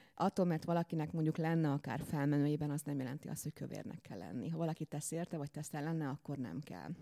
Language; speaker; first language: Hungarian; native; Hungarian